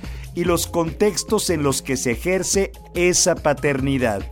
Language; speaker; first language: Spanish; native; Spanish